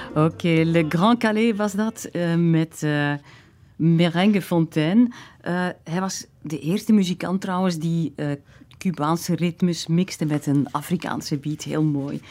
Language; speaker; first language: Dutch; native; Dutch